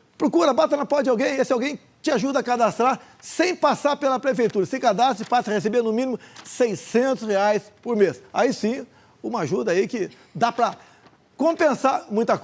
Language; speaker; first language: Portuguese; native; Portuguese